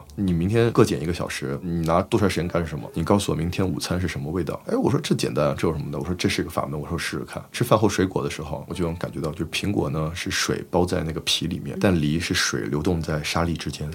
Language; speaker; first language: Chinese; native; Chinese